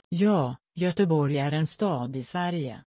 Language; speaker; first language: Swedish; non-native, learner; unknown